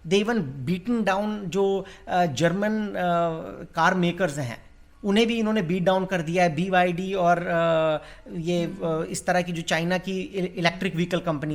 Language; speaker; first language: Hindi; native; Hindi